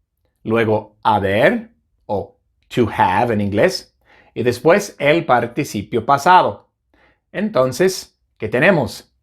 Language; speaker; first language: Spanish; non-native, fluent; English